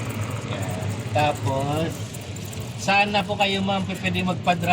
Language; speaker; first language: Filipino; native; Filipino